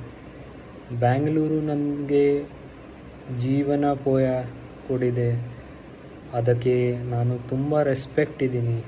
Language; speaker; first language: Kannada; non-native, learner; Hindi